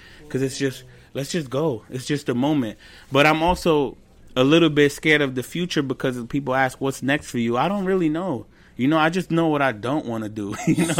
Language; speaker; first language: English; early bilingual, other home language; Spanish